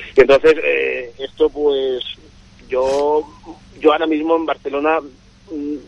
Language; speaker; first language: Spanish; native; Spanish